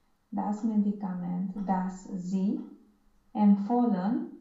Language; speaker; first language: German; non-native, learner; Romanian